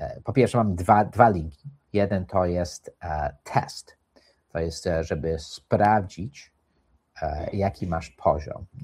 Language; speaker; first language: Polish; early bilingual, heritage; English